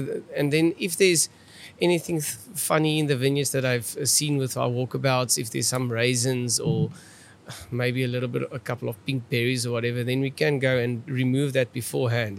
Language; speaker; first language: English; non-native, local second language; Afrikaans